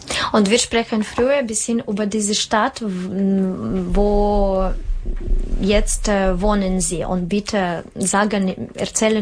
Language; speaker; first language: German; non-native, learner; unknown